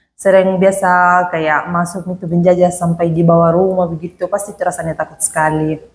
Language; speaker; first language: Indonesian; non-native, fluent; Arabic